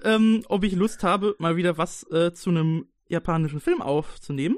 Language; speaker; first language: German; native; German